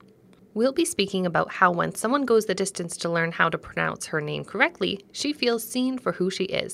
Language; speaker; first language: English; native; English